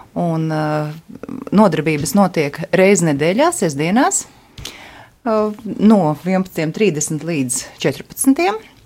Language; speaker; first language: Latvian; native; Latvian